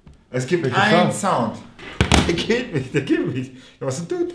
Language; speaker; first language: German; native; German